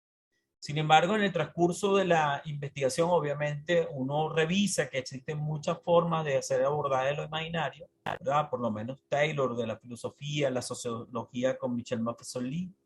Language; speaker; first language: Spanish; native; Spanish